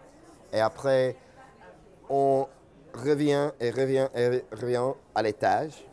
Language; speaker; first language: French; non-native, fluent; English